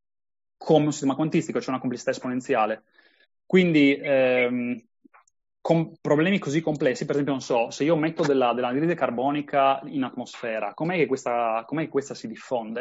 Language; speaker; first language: Italian; native; Italian